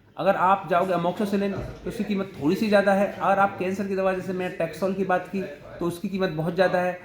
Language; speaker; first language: Hindi; native; Hindi